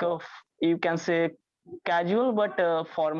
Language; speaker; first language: English; non-native, learner; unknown